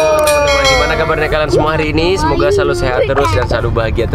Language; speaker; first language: Indonesian; native; Indonesian